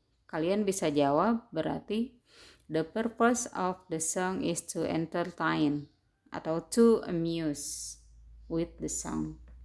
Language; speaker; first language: English; non-native, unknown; Indonesian